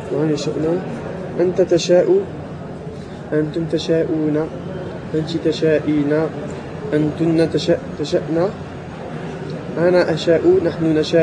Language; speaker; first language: Arabic; non-native, learner; French